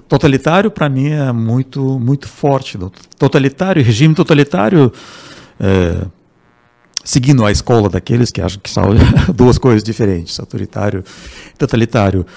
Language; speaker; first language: Portuguese; non-native, fluent; Russian